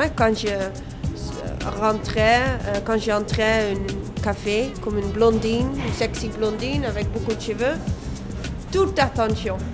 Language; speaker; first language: French; non-native, fluent; Dutch